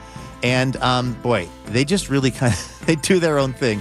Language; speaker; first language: English; native; English